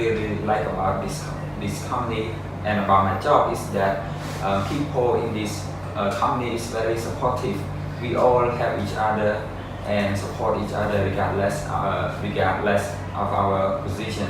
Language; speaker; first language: English; non-native, learner; Khmer